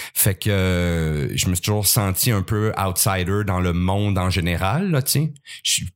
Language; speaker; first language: French; native; French